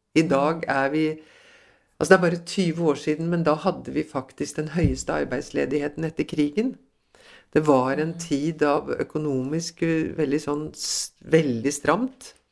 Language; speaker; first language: Norwegian; early bilingual, other home language; Swedish